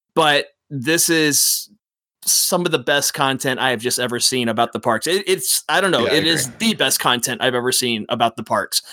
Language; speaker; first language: English; native; English